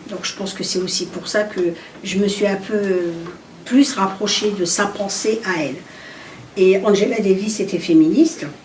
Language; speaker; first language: French; early bilingual, other home language; Arabic